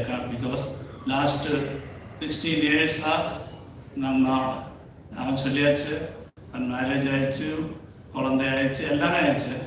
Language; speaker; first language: Tamil; non-native, learner; Malayalam